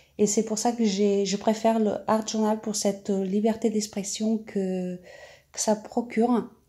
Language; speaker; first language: French; native; French